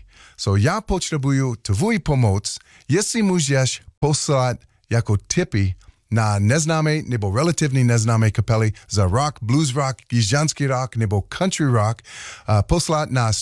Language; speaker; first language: Czech; non-native, learner; English